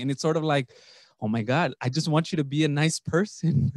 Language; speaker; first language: English; early bilingual, other home language; Spanish